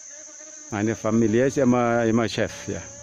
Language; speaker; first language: German; non-native, learner; Thai